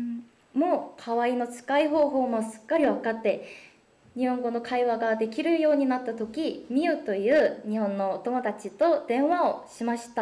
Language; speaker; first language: Japanese; non-native, fluent; Korean